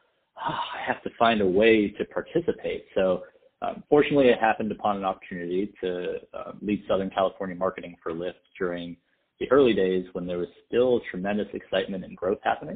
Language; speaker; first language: English; native; English